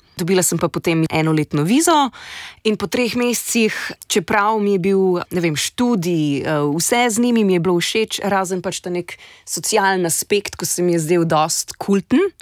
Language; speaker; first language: Slovenian; native; Slovenian